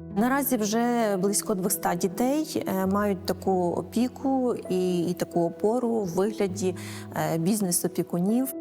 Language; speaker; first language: Ukrainian; native; Ukrainian